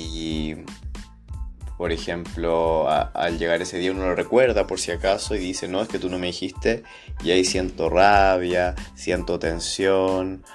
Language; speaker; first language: Spanish; native; Spanish